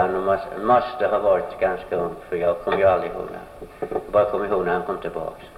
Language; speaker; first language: Swedish; early bilingual, heritage; Swedish